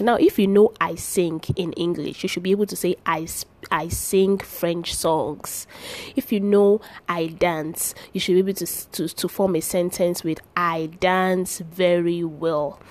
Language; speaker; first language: English; non-native, local second language; Yoruba